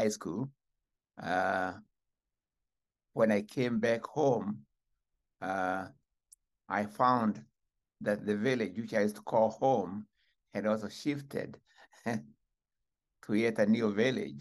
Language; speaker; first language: English; non-native, local second language; Kikuyu